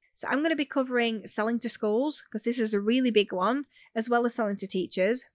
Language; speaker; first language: English; native; English